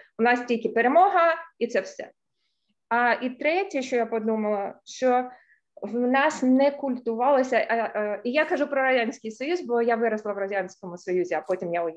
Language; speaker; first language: Ukrainian; non-native, local second language; Russian